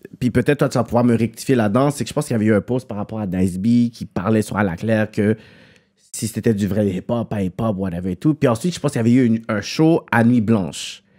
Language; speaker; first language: French; native; French